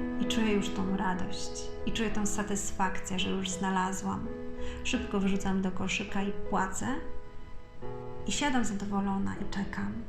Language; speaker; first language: Polish; native; Polish